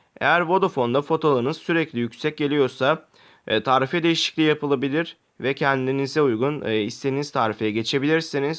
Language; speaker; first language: Turkish; native; Turkish